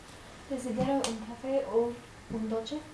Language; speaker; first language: Italian; non-native, learner; English